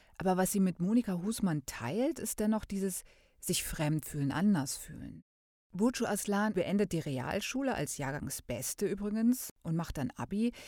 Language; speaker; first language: German; native; German